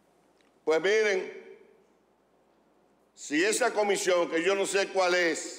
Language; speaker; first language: Spanish; native; Spanish